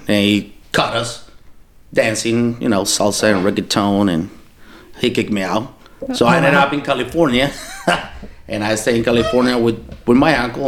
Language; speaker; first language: English; non-native, fluent; Spanish